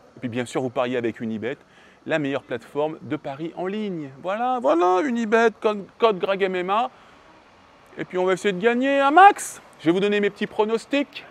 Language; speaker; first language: French; native; French